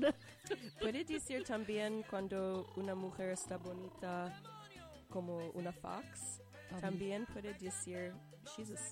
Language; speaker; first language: Spanish; non-native, learner; English